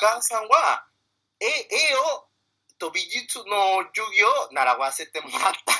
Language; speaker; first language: Japanese; non-native, learner; Spanish